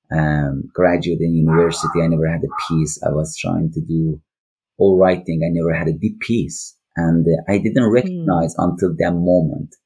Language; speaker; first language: English; non-native, learner; Persian